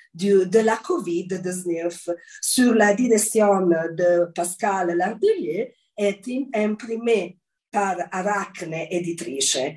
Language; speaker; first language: French; non-native, learner; Italian